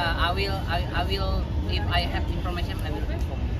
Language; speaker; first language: English; non-native, learner; Indonesian